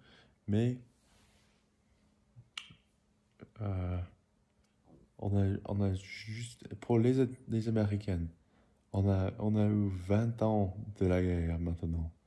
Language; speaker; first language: French; non-native, learner; English